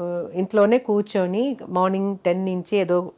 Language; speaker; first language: Telugu; non-native, local second language; Malayalam